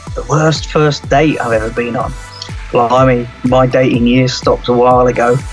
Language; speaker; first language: English; native; English